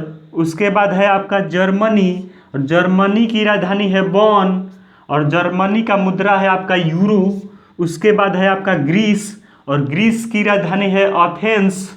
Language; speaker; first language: Hindi; native; Hindi